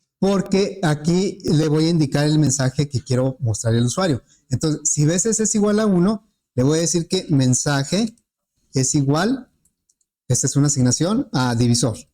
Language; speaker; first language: Spanish; native; Spanish